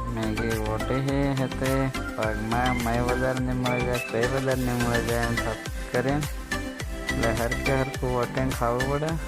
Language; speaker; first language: Gujarati; non-native, local second language; Bhili